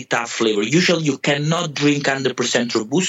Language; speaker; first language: English; non-native, fluent; Italian